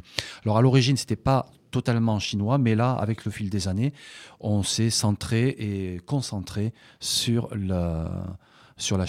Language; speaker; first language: French; native; French